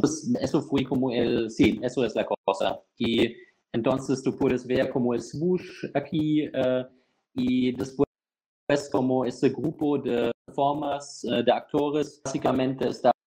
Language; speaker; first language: Spanish; non-native, fluent; German